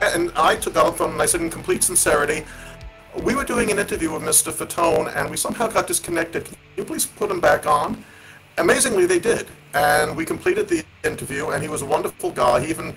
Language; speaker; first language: English; native; English